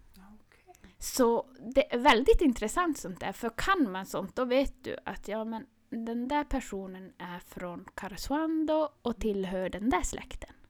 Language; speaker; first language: Swedish; non-native, local second language; Northern Sami